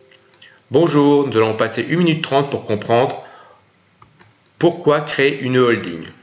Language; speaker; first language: French; native; French